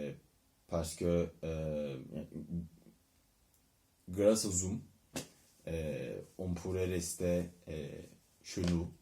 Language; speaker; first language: French; non-native, learner; Turkish